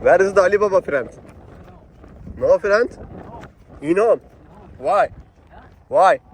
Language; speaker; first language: English; non-native, learner; Arabic